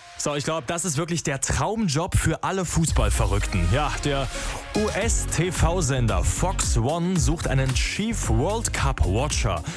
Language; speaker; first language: German; native; German